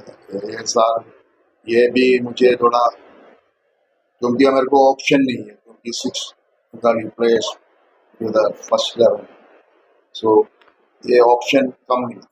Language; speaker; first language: Hindi; non-native, local second language; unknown